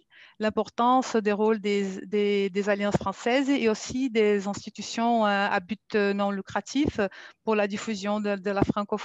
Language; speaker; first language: French; non-native, fluent; Portuguese